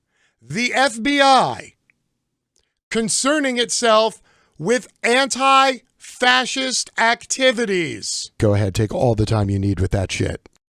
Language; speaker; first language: English; native; English